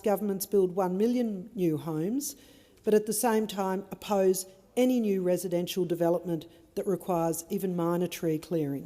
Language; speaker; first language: English; native; English